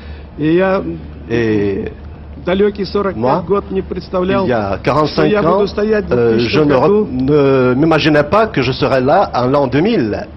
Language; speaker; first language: French; non-native, fluent; Russian